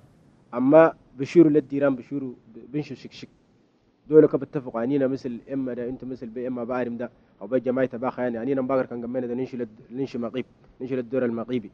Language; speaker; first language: Arabic; native; Arabic